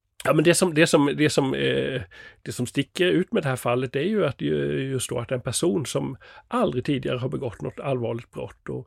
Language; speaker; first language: Swedish; native; Swedish